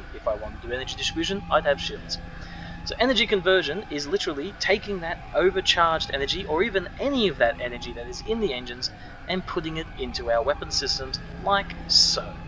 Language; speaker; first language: English; native; English